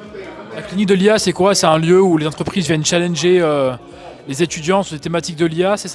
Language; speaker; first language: French; native; French